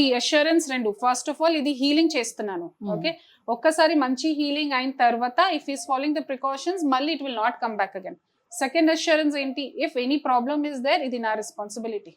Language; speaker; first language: Telugu; non-native, fluent; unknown